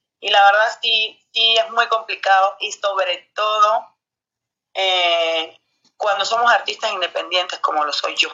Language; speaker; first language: Spanish; native; Spanish